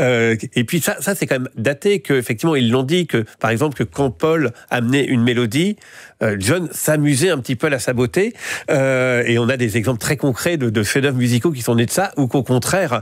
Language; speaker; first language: French; native; French